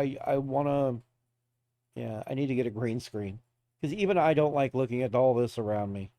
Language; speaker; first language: English; native; English